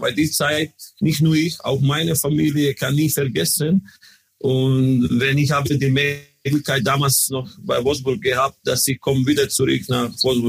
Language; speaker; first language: German; non-native, learner; Croatian